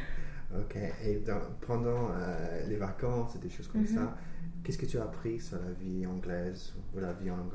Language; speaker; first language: French; non-native, fluent; English